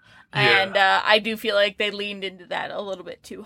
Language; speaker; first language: English; native; English